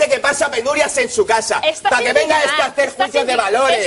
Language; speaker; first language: Spanish; native; Spanish